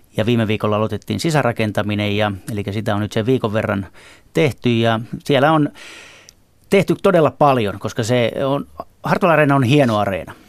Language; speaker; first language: Finnish; native; Finnish